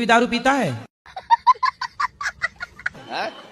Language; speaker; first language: Hindi; native; Hindi